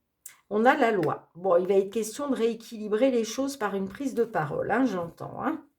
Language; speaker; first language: French; native; French